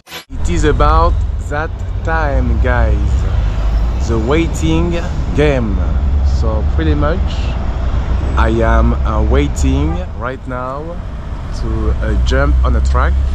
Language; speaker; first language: English; non-native, fluent; French